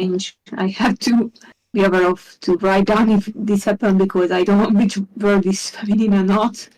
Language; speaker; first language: English; non-native, learner; Hungarian